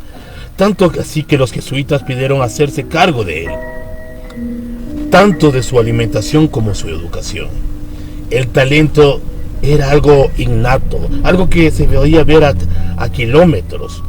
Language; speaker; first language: Spanish; native; Spanish